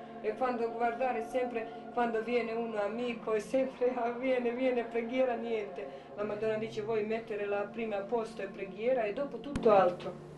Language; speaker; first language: Italian; non-native, learner; Croatian